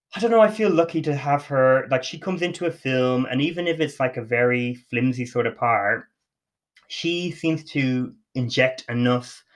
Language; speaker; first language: English; native; English